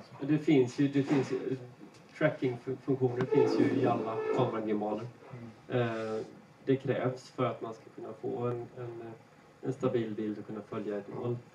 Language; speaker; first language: Swedish; native; Swedish